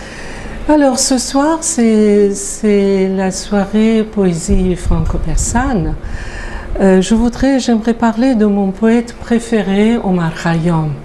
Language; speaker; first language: French; non-native, fluent; Persian